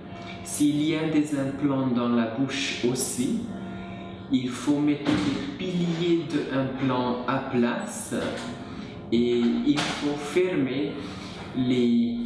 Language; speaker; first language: French; non-native, fluent; Hungarian